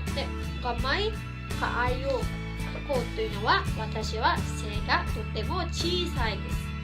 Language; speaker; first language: Japanese; non-native, fluent; Filipino